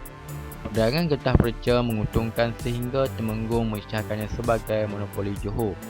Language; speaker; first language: Malay; native; Malay